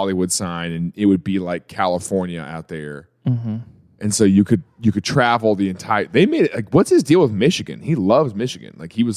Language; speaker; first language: English; native; English